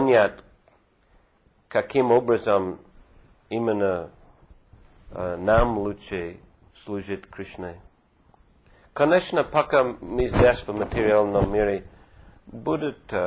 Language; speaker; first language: Russian; non-native, fluent; English